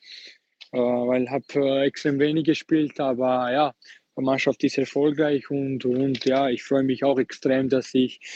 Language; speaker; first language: German; non-native, fluent; Georgian